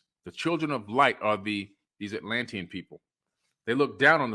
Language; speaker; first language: English; native; English